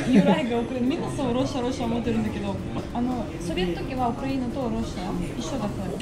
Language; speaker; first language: Japanese; non-native, fluent; Russian